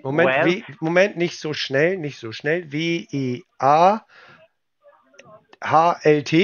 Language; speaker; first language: German; native; German